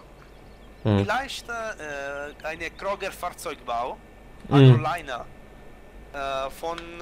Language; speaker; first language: German; non-native, learner; Italian